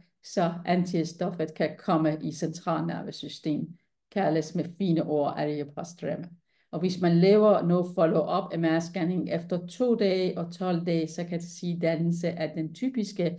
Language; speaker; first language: Danish; non-native, fluent; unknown